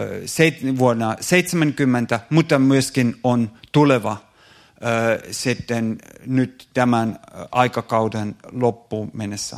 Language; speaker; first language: Finnish; non-native, fluent; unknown